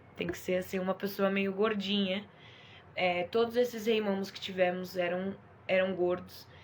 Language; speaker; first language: Portuguese; native; Portuguese